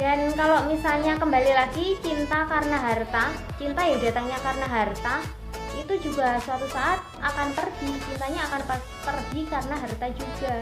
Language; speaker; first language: Indonesian; native; Indonesian